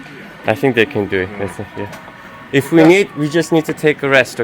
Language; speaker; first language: English; non-native, fluent; Korean